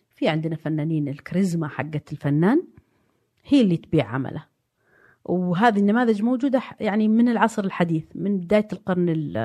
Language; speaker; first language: Arabic; native; Arabic